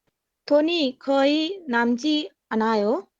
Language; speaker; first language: Korean; non-native, learner; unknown